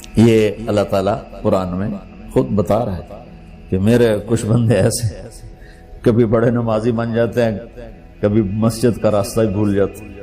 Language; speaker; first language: Urdu; non-native, local second language; Punjabi